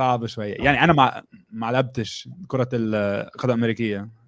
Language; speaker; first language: Arabic; non-native, fluent; English